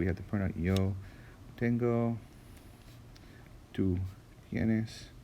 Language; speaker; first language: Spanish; non-native, fluent; English